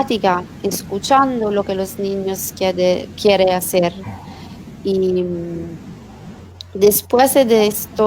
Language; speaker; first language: Spanish; non-native, learner; Italian